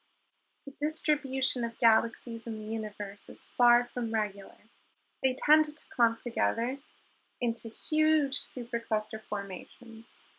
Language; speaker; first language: English; native; English